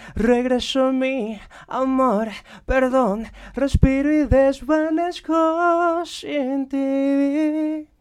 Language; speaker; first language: Spanish; native; Spanish